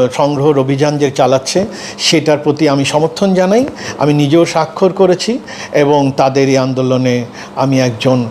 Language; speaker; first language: Bangla; native; Bangla